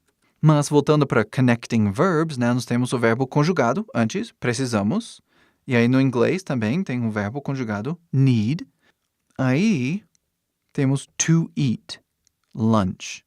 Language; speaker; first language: Portuguese; non-native, fluent; English